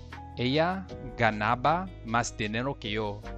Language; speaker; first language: Spanish; non-native, learner; English